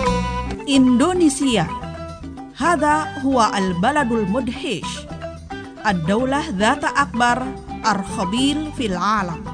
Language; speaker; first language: Arabic; non-native, fluent; Indonesian